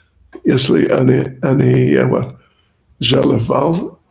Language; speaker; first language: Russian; non-native, learner; English